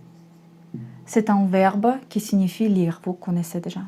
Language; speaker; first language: French; non-native, fluent; Russian